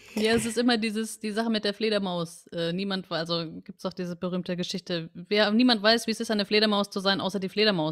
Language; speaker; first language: German; native; German